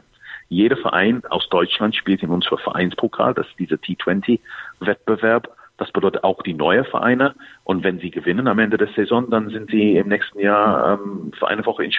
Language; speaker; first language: German; non-native, fluent; English